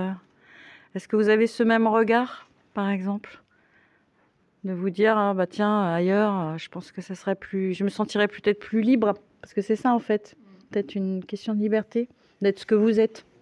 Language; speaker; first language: French; native; French